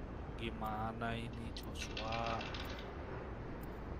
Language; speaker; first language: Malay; non-native, local second language; Sundanese